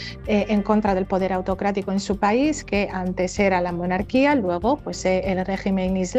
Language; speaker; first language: Spanish; native; Spanish